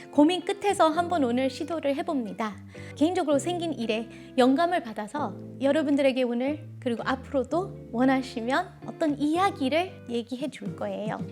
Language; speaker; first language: Korean; early bilingual, heritage; Korean